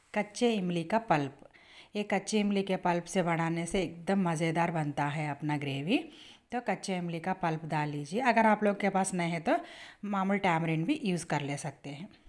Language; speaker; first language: Hindi; native; Hindi